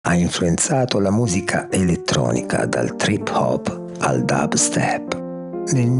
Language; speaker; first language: Italian; native; Italian